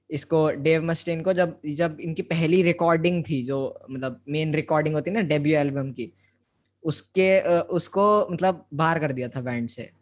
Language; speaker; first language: Hindi; native; Hindi